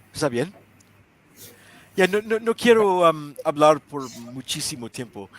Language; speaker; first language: Spanish; non-native, learner; English